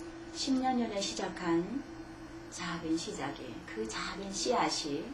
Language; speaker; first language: Korean; native; Korean